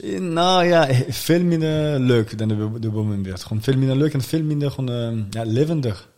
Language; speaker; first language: Dutch; non-native, fluent; French